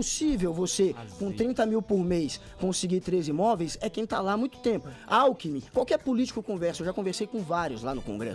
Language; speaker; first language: Portuguese; native; Portuguese